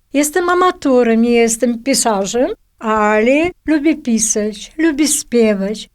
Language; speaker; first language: Polish; early bilingual, heritage; Polish